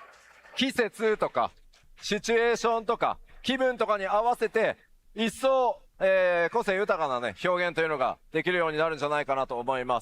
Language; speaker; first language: Japanese; native; Japanese